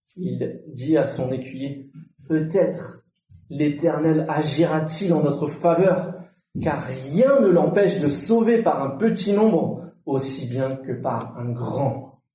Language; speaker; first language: French; native; French